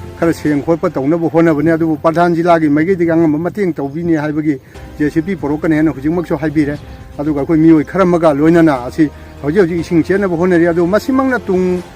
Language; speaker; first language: Manipuri; native; Manipuri